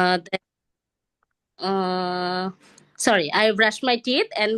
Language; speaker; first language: English; non-native, learner; Bangla